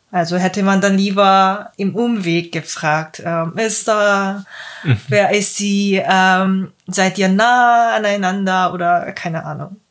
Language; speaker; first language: German; non-native, fluent; Korean